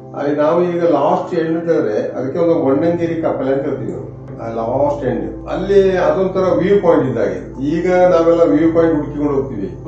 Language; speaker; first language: Kannada; native; Kannada